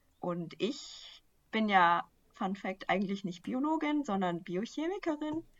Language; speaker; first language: German; early bilingual, other home language; Vietnamese